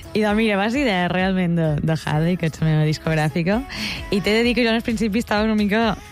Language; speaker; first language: Catalan; native; Catalan